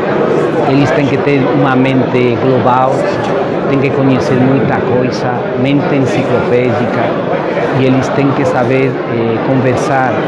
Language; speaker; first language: Spanish; non-native, fluent; Portuguese